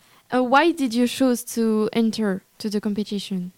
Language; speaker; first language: English; non-native, learner; French